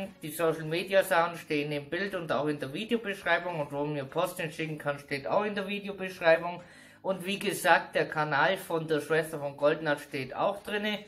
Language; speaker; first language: German; native; German